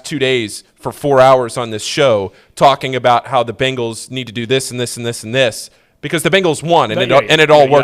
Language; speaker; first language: English; native; English